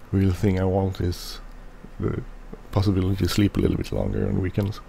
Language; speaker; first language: English; non-native, fluent; Swedish